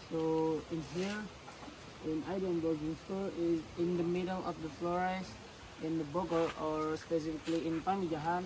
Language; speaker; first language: English; non-native, learner; Indonesian